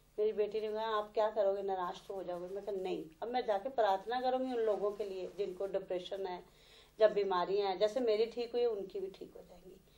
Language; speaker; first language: Hindi; non-native, local second language; Punjabi